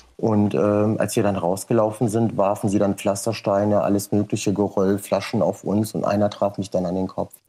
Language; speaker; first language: German; native; German